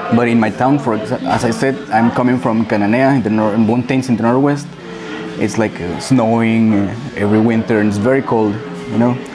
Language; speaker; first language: English; non-native, fluent; Spanish